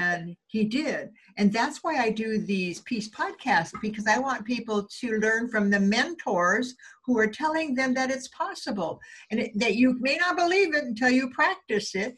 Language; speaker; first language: English; native; English